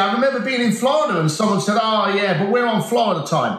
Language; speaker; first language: English; native; English